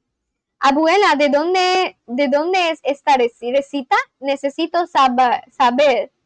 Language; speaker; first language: Spanish; non-native, learner; English